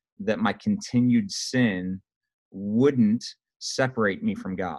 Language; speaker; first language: English; native; English